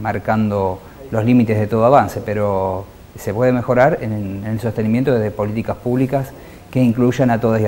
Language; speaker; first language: Spanish; native; Spanish